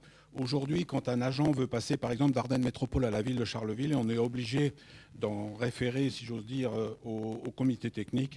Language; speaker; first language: French; native; French